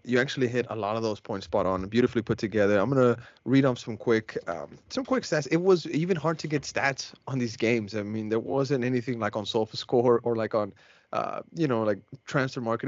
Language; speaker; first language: English; native; English